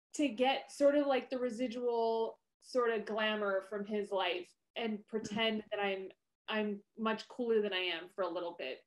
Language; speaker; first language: English; native; English